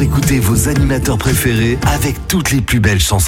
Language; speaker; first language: French; native; French